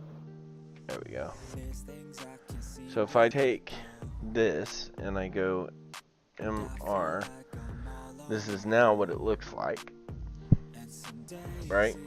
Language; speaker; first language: English; native; English